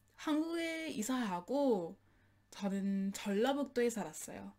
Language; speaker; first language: Korean; non-native, learner; English